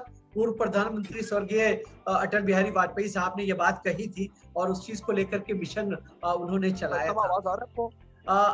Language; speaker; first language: Hindi; native; Hindi